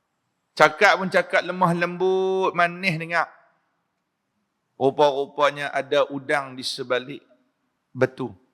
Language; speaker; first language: Malay; native; Malay